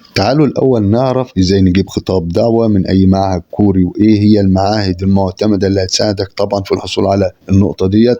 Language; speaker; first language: Arabic; native; Arabic